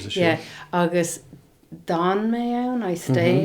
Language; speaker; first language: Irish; non-native, learner; English